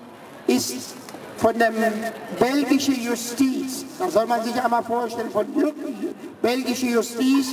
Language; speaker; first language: German; early bilingual, other home language; Persian